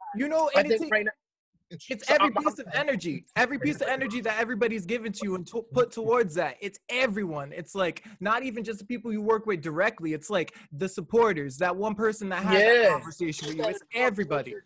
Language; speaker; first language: English; native; English